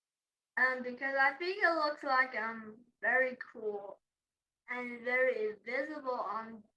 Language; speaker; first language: English; non-native, learner; Chinese